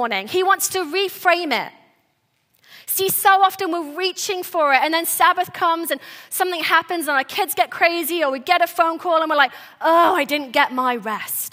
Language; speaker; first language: English; native; English